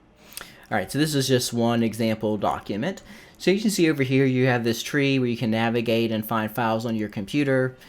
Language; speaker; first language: English; native; English